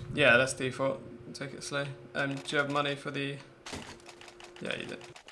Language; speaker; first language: English; native; English